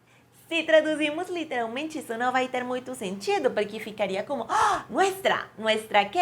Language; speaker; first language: Portuguese; non-native, fluent; Spanish